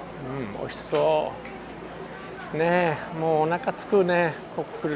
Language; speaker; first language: Japanese; non-native, fluent; English